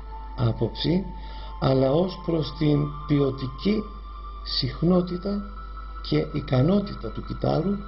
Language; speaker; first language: Greek; native; Greek